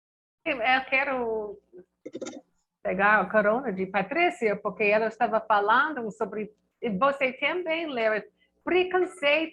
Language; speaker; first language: Portuguese; non-native, learner; English